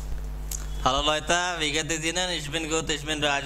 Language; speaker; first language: German; non-native, learner; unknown